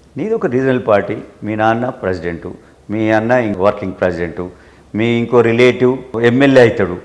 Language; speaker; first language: Telugu; native; Telugu